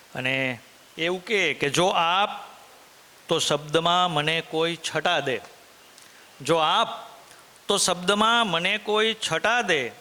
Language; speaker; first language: Gujarati; native; Gujarati